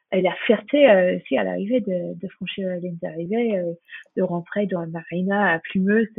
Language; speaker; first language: French; non-native, fluent; English